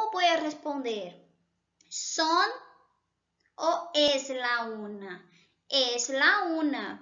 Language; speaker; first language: Spanish; non-native, fluent; Portuguese